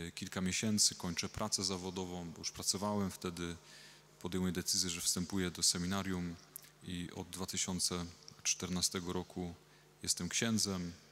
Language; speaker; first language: Polish; native; Polish